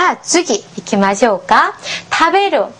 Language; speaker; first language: Japanese; non-native, fluent; Korean